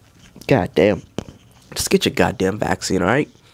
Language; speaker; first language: English; native; English